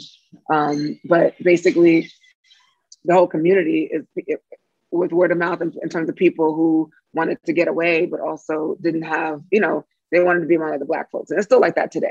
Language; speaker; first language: English; native; English